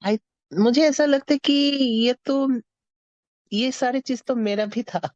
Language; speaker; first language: Hindi; non-native, fluent; Bangla